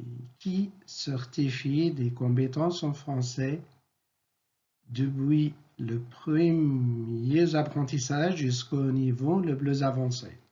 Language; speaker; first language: French; non-native, fluent; Arabic